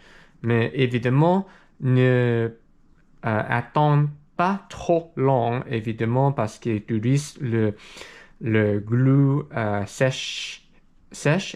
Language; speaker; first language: French; non-native, learner; English